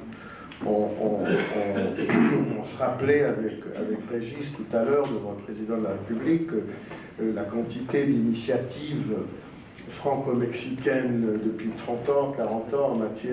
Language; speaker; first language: French; non-native, fluent; Spanish